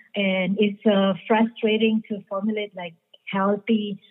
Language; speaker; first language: English; non-native, fluent; Indonesian